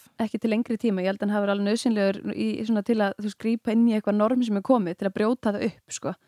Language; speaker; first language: Icelandic; native; Icelandic